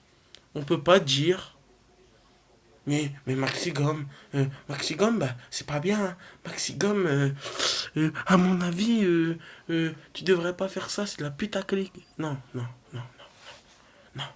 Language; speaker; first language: French; native; French